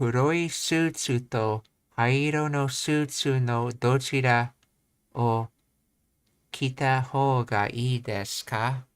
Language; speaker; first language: Japanese; non-native, learner; English